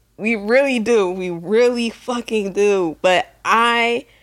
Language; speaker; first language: English; native; English